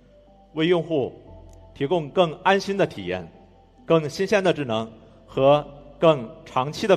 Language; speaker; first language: Chinese; native; Chinese